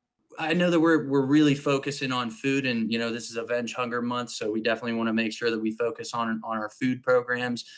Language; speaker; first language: English; native; English